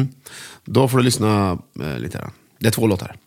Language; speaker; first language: Swedish; native; Swedish